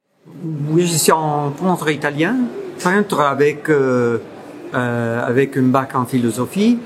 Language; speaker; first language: French; non-native, fluent; Italian